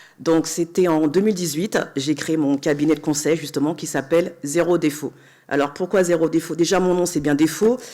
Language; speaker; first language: French; native; French